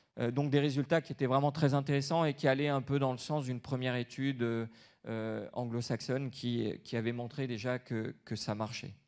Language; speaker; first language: French; native; French